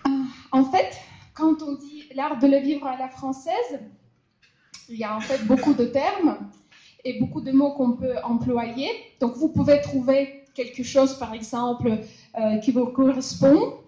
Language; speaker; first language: French; non-native, fluent; Russian